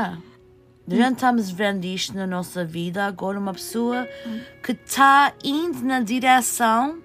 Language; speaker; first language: Portuguese; early bilingual, heritage; Portuguese